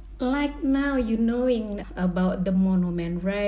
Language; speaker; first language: English; non-native, learner; Indonesian